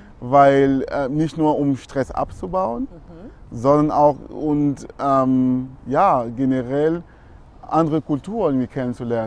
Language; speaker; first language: German; non-native, fluent; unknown